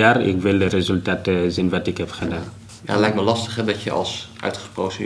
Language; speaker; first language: Dutch; non-native, learner; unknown